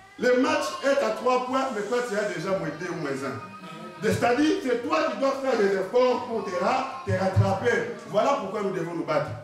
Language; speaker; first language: French; non-native, local second language; Lingala